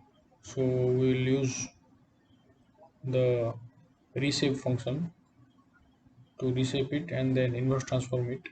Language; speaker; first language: English; non-native, local second language; Odia